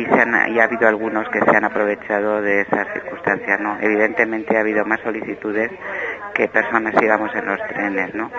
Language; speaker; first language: Spanish; native; Spanish